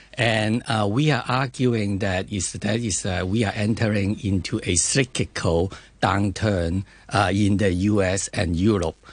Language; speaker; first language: English; non-native, fluent; Chinese